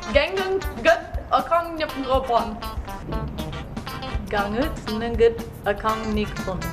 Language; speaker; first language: Cebuano; non-native, learner; English